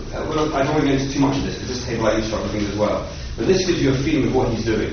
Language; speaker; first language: English; native; English